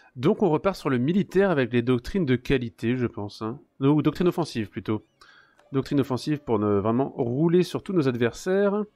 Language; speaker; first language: French; native; French